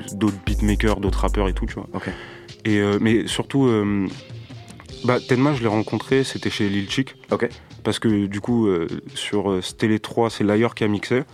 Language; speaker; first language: French; early bilingual, other home language; Romanian